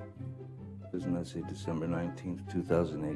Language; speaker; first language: English; native; English